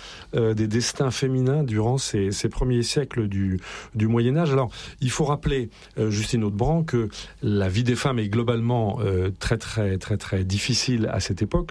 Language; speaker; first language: French; native; French